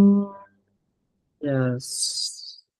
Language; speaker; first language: English; non-native, learner; Vietnamese